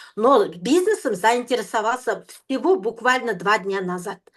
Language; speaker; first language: Russian; non-native, local second language; Kazakh